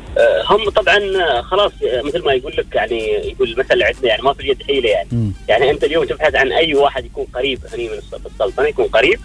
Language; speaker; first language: Arabic; native; Arabic